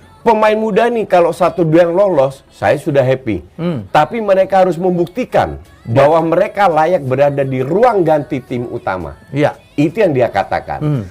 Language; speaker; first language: Indonesian; native; Indonesian